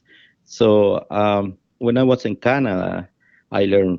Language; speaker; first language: English; non-native, fluent; Spanish